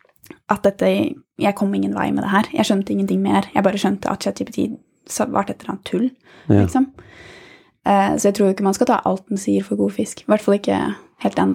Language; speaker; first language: Norwegian; native; Norwegian